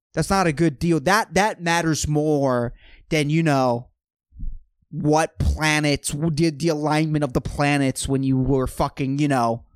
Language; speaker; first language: English; native; English